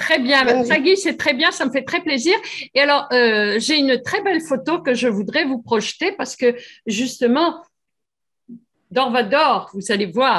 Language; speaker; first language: French; native; French